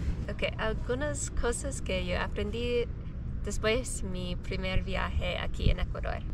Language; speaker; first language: Spanish; non-native, learner; English